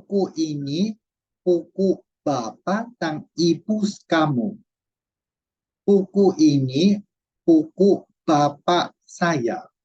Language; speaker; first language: Indonesian; non-native, fluent; Chinese